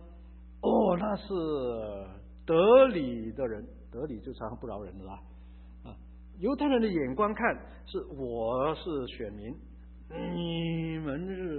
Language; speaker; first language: Chinese; native; Chinese